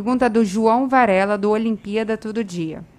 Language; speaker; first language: Portuguese; native; Portuguese